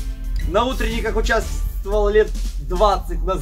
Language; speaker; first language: Russian; native; Russian